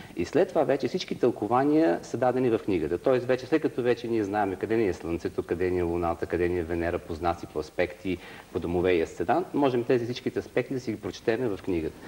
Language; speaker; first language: Bulgarian; native; Bulgarian